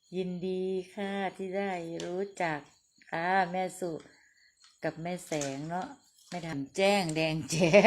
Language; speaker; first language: Thai; non-native, local second language; Northeastern Thai